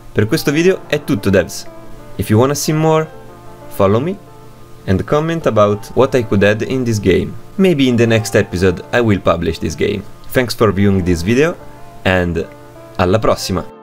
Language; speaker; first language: English; non-native, learner; Italian